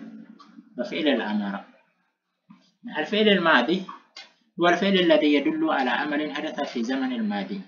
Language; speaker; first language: Arabic; non-native, fluent; Indonesian